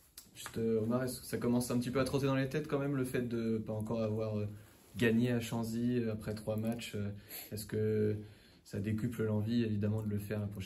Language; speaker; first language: French; native; French